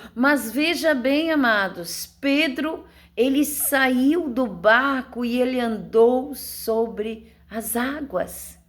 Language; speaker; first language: Portuguese; native; Portuguese